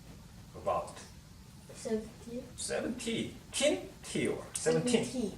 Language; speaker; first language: English; non-native, learner; Korean